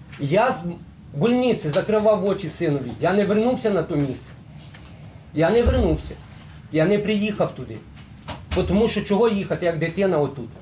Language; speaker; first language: Ukrainian; native; Ukrainian